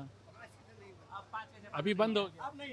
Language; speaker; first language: Hindi; native; Hindi